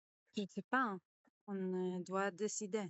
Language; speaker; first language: French; non-native, learner; Hebrew